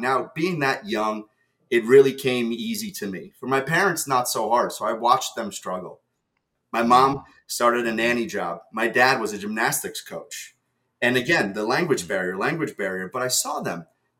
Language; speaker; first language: English; early bilingual, other home language; Russian